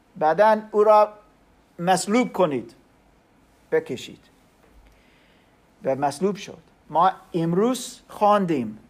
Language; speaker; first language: Persian; non-native, learner; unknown